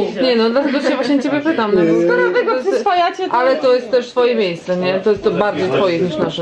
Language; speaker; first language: Polish; native; Polish